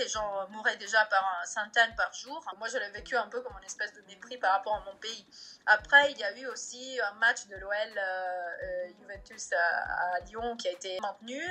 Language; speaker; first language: French; non-native, fluent; Italian